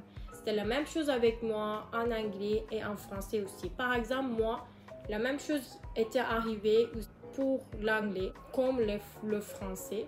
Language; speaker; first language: French; non-native, learner; Turkish